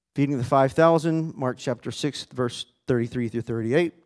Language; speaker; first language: English; native; English